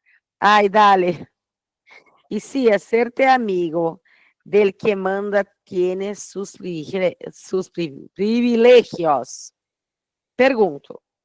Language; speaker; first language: Spanish; non-native, fluent; Portuguese